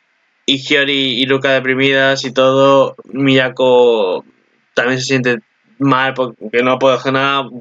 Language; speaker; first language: Spanish; native; Spanish